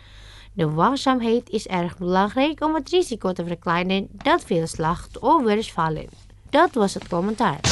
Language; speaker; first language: Dutch; non-native, learner; Indonesian